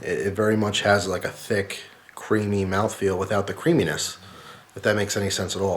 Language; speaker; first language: English; native; English